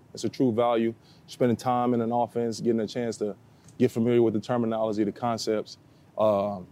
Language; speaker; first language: English; native; English